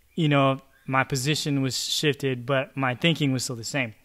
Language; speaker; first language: English; early bilingual, other home language; Chavacano